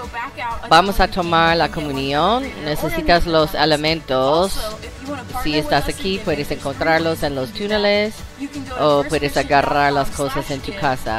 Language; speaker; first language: Spanish; non-native, learner; English